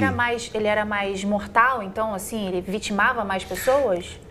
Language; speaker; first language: Portuguese; native; Portuguese